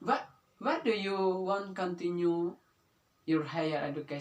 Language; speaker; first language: English; non-native, learner; Indonesian